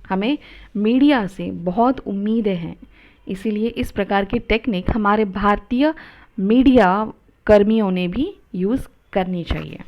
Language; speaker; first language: Hindi; non-native, local second language; Marathi